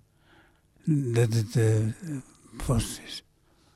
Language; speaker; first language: Dutch; early bilingual, other home language; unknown